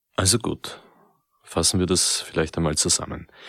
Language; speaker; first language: German; native; German